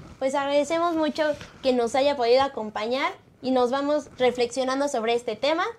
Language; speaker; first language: Spanish; native; Spanish